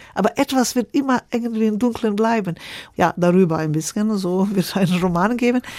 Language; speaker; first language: German; non-native, fluent; Croatian